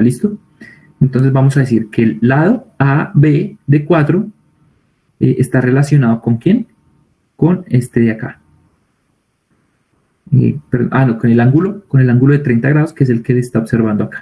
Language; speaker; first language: Spanish; native; Spanish